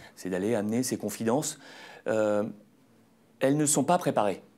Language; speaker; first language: French; native; French